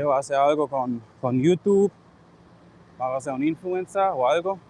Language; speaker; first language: Spanish; non-native, learner; English